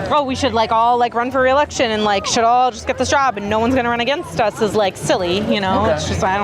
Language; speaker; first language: English; early bilingual, other home language; Urdu